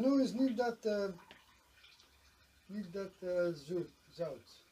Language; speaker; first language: Dutch; non-native, learner; Serbian